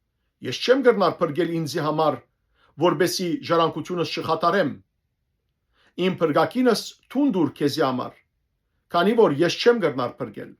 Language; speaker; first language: Armenian; native; Armenian